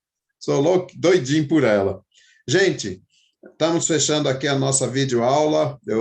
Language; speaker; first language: Portuguese; native; Portuguese